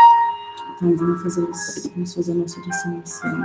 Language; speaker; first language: Portuguese; native; Portuguese